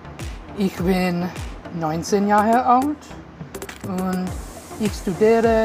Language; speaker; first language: German; non-native, learner; English